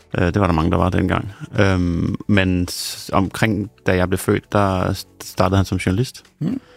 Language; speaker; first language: Danish; native; Danish